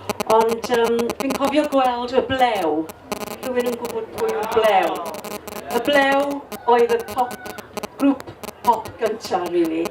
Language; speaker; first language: Welsh; non-native, local second language; English